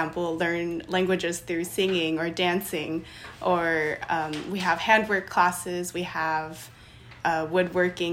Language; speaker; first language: English; native; English